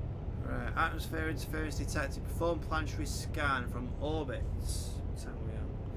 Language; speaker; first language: English; native; English